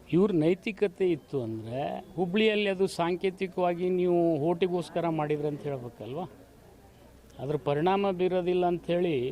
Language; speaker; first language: Kannada; native; Kannada